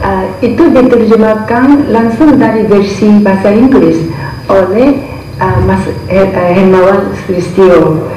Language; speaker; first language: Indonesian; non-native, fluent; Japanese